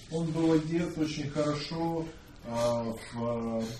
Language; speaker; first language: Russian; native; Russian